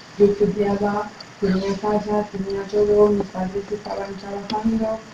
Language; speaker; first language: Spanish; non-native, learner; Arabic